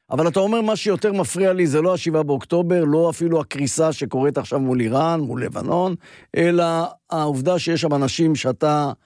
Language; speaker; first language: Hebrew; native; Hebrew